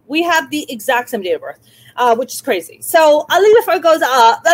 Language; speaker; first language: English; non-native, local second language; Urdu